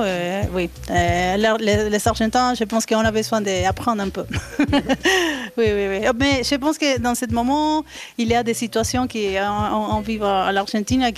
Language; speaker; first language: French; non-native, fluent; Spanish